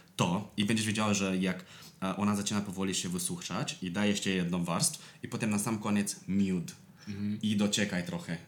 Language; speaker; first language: Polish; non-native, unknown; Romanian